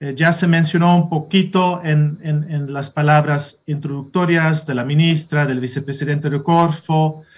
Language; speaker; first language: Spanish; non-native, fluent; Dutch